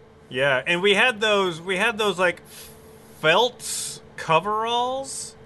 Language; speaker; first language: English; native; English